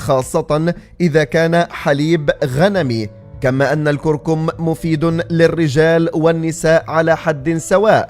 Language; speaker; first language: Arabic; native; Arabic